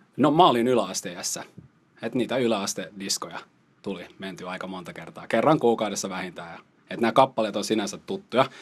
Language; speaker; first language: Finnish; non-native, local second language; Swedish